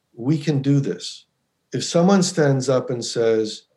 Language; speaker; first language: English; native; English